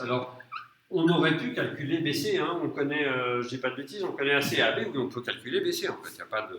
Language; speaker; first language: French; native; French